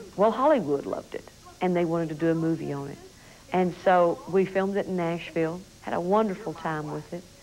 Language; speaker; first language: English; native; English